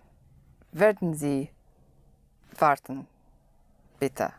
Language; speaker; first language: German; non-native, learner; English